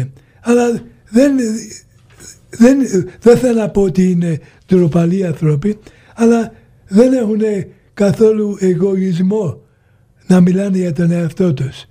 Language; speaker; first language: Greek; early bilingual, heritage; Greek